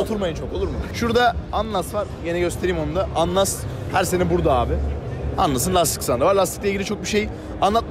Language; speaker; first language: Turkish; native; Turkish